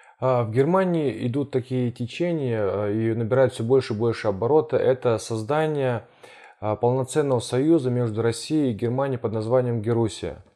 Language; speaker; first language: Russian; early bilingual, heritage; Russian